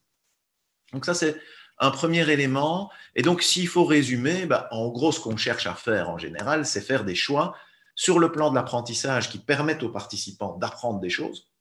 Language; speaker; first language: French; native; French